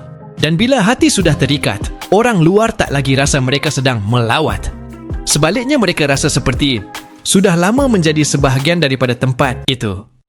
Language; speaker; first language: Malay; native; Malay